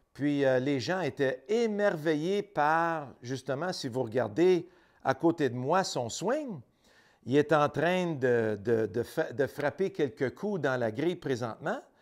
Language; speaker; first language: French; native; French